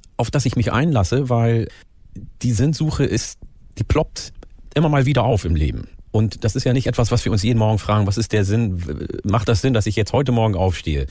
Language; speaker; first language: German; early bilingual, other home language; Oromo